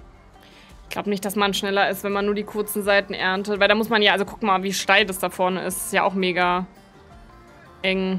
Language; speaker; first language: German; native; German